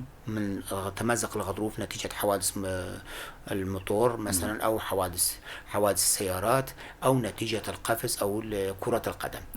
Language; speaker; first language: Arabic; non-native, local second language; Kurdish